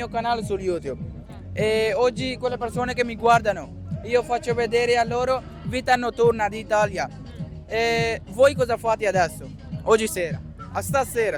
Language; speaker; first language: Italian; non-native, learner; Urdu